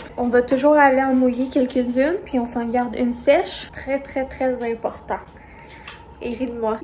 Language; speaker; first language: French; native; French